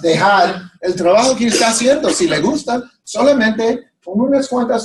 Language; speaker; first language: Spanish; non-native, fluent; English